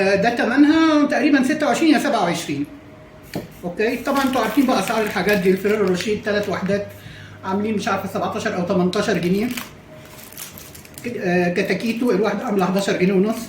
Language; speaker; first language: Arabic; native; Arabic